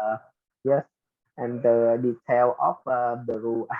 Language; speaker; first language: English; non-native, learner; Vietnamese